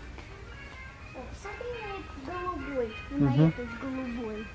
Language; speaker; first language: Russian; early bilingual, heritage; Russian